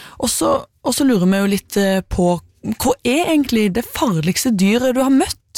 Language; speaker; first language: Norwegian; native; Norwegian